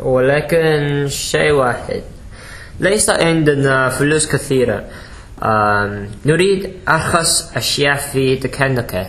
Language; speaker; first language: Arabic; non-native, learner; English